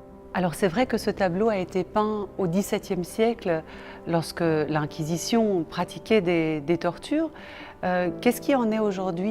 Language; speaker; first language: French; native; French